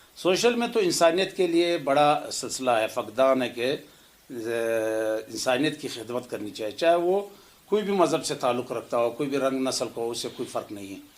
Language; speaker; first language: Urdu; non-native, local second language; Pashto